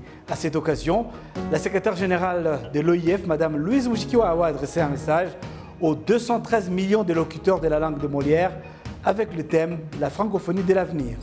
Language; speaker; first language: French; non-native, local second language; Kinyarwanda